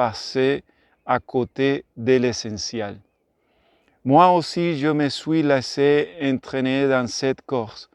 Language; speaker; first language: French; non-native, learner; Spanish